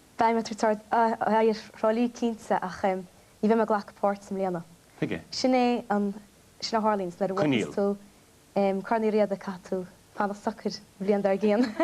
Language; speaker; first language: Irish; native; Irish